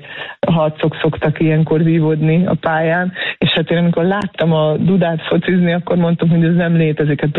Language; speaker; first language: Hungarian; native; Hungarian